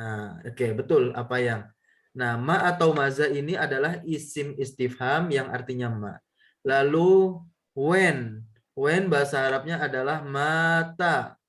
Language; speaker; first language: Indonesian; native; Indonesian